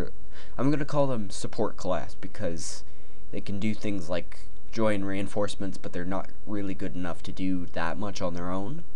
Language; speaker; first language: English; native; English